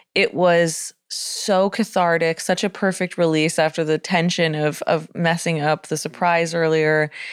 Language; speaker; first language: English; native; English